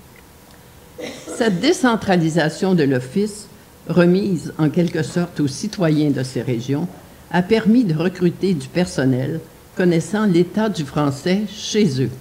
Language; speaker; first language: French; native; French